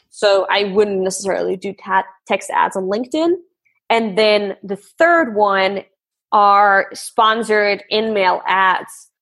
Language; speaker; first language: English; non-native, fluent; German